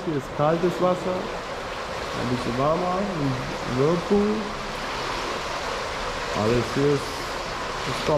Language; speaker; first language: German; non-native, learner; Danish